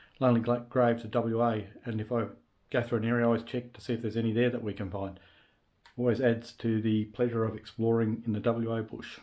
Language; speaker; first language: English; native; English